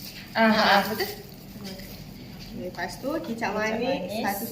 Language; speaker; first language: Malay; native; Malay